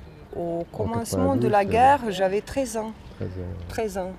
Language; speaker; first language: French; non-native, fluent; Bosnian